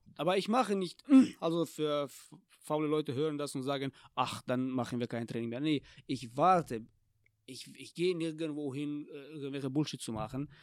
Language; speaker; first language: German; non-native, fluent; Tajik